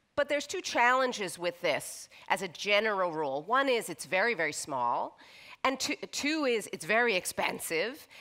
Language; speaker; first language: English; native; English